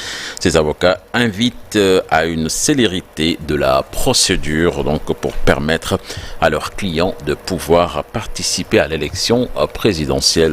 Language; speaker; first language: French; non-native, local second language; Wolof